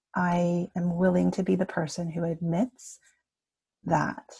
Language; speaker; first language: English; native; English